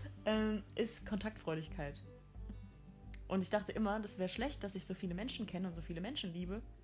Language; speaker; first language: German; native; German